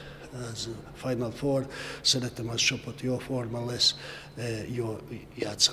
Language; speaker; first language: Hungarian; non-native, learner; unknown